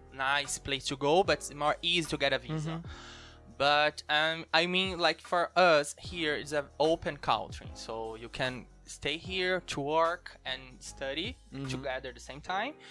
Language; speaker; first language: English; non-native, learner; Portuguese